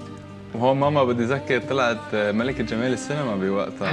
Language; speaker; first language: Arabic; native; Arabic